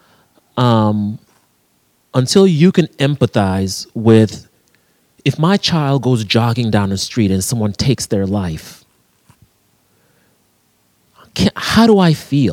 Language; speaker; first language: English; native; English